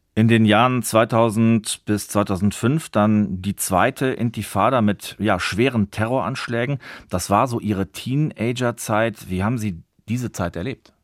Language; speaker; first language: German; native; German